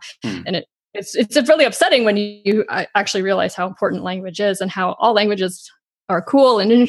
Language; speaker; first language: English; native; English